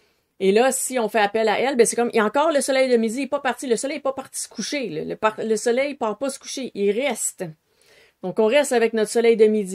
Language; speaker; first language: French; native; French